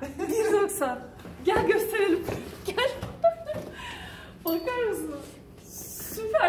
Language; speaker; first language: Turkish; native; Turkish